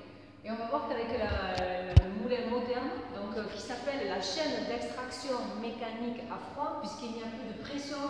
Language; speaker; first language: French; native; French